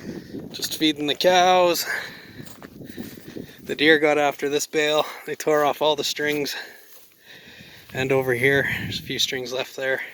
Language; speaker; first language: English; native; English